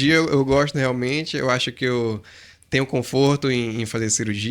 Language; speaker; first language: Portuguese; native; Portuguese